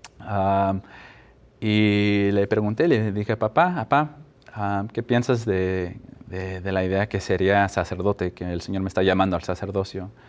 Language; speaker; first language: Spanish; early bilingual, heritage; Spanish